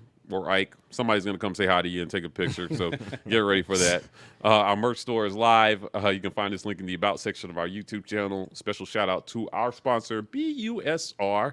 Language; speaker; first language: English; native; English